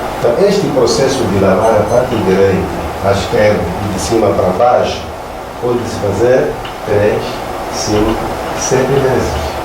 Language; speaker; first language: Portuguese; non-native, local second language; Makhuwa